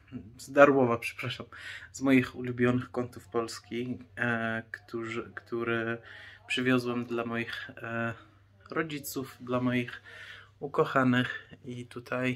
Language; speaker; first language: Polish; non-native, fluent; Persian